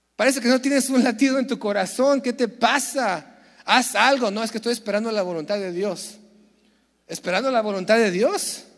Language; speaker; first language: Spanish; early bilingual, heritage; Spanish